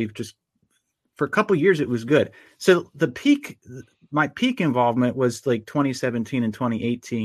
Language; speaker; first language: English; native; English